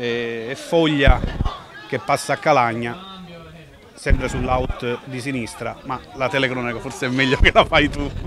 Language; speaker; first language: Italian; native; Italian